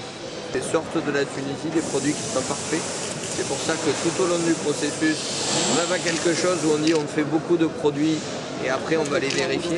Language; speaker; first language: French; native; French